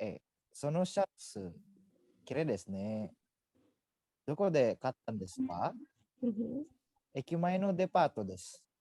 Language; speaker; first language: Japanese; non-native, learner; Indonesian